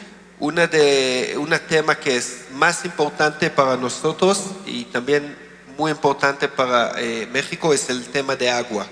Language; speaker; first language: Spanish; non-native, learner; Hebrew